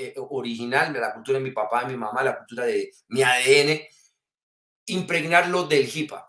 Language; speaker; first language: Spanish; early bilingual, heritage; French